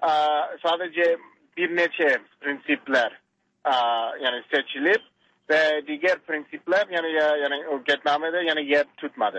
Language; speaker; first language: Turkish; non-native, learner; English